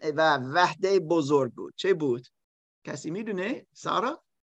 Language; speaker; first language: Persian; non-native, learner; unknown